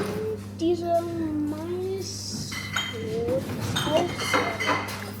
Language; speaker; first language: German; non-native, learner; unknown